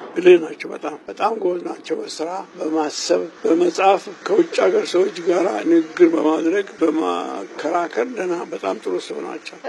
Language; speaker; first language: Amharic; non-native, local second language; Oromo